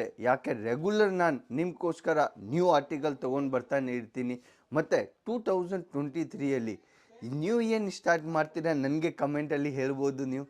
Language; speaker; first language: Kannada; non-native, local second language; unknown